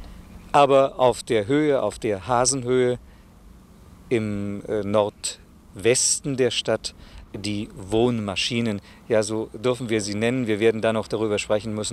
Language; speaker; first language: German; native; German